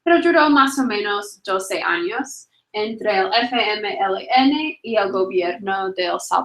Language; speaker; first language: Spanish; non-native, fluent; English